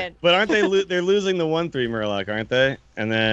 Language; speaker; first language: English; native; English